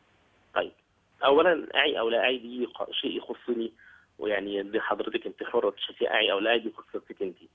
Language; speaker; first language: Arabic; native; Arabic